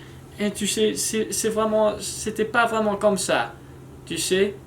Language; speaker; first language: French; non-native, learner; English